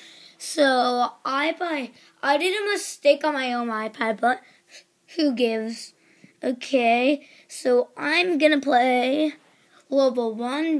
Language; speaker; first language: English; native; English